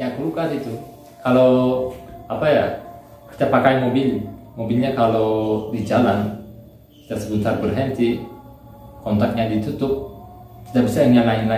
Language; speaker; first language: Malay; non-native, learner; Turkish